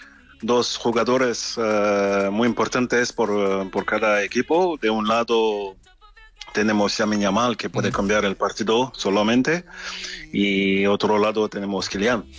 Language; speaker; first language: Spanish; non-native, fluent; French